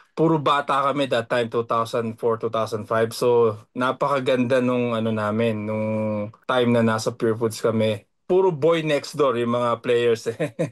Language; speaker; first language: Filipino; native; Filipino